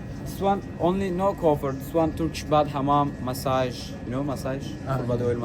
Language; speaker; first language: English; non-native, learner; Turkish